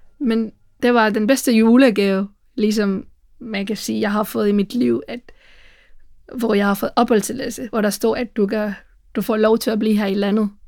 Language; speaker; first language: Danish; non-native, fluent; Tamil